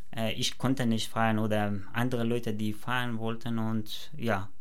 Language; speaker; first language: German; non-native, learner; Persian